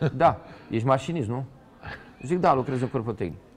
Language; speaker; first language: Romanian; native; Romanian